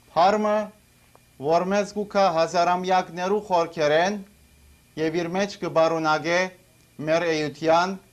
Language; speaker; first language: Armenian; early bilingual, heritage; Armenian